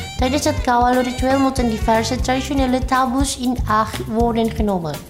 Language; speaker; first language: Dutch; non-native, fluent; Indonesian